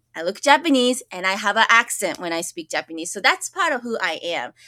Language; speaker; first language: English; early bilingual, other home language; Japanese